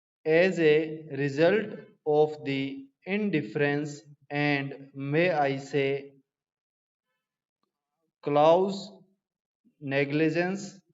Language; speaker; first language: English; non-native, local second language; Hindi